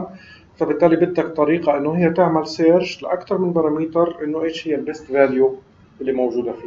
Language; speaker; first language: Arabic; native; Arabic